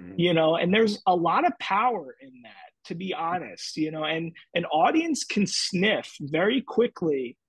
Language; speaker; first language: English; native; English